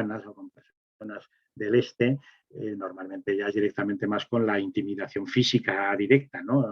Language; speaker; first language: Spanish; native; Spanish